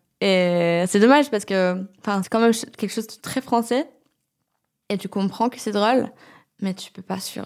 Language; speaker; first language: French; non-native, fluent; Norwegian